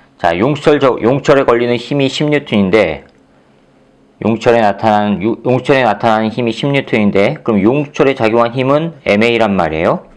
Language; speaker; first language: Korean; native; Korean